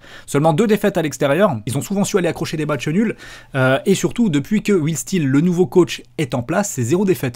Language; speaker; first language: French; native; French